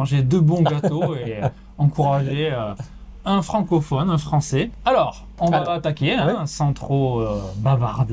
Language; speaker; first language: French; native; French